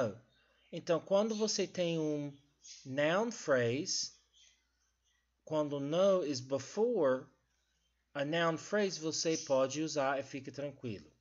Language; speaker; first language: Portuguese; non-native, learner; English